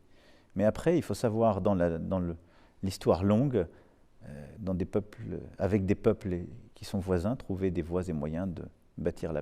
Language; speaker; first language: French; native; French